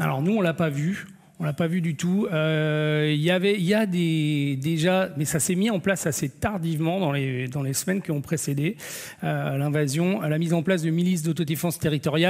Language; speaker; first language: French; native; French